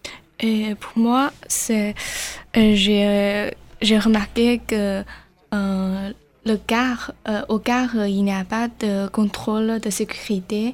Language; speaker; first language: French; non-native, learner; Chinese